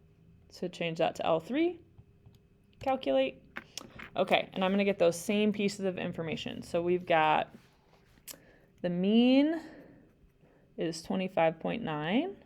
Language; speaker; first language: English; native; English